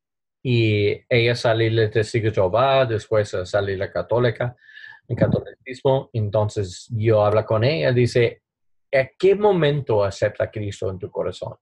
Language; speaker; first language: Spanish; non-native, learner; English